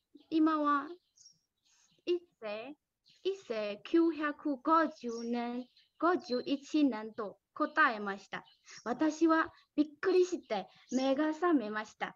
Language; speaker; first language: Japanese; non-native, learner; Burmese